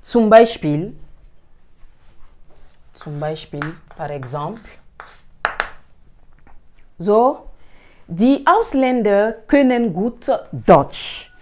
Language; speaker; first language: German; non-native, fluent; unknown